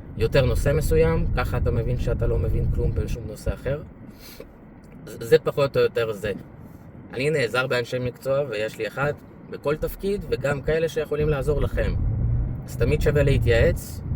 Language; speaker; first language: Hebrew; native; Hebrew